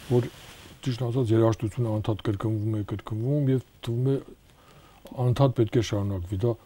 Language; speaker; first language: Armenian; native; Armenian